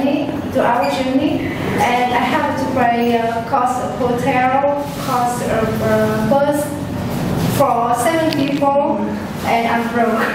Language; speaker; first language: English; non-native, learner; Vietnamese